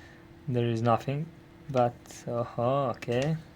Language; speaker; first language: English; non-native, learner; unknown